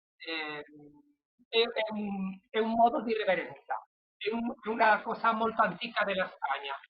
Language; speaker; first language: Italian; non-native, learner; Spanish